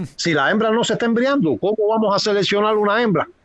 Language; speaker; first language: Spanish; native; Spanish